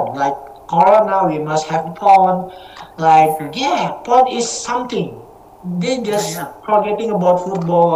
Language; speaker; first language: English; non-native, learner; Indonesian